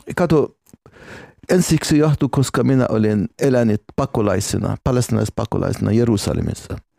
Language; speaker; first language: Finnish; non-native, fluent; Arabic